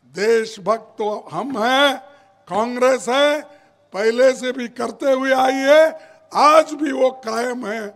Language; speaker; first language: Hindi; non-native, local second language; Kannada